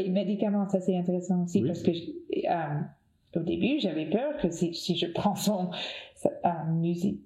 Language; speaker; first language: French; non-native, learner; English